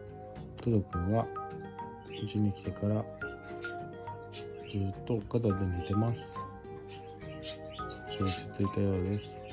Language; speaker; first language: Japanese; native; Japanese